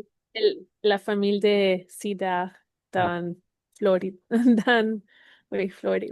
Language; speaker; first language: French; non-native, learner; Spanish